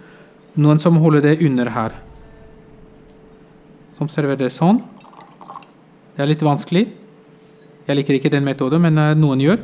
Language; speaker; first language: Norwegian; non-native, fluent; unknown